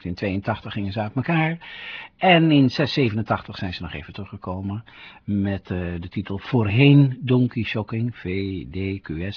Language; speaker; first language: Dutch; native; Dutch